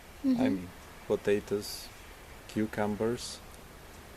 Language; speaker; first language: English; non-native, learner; Ukrainian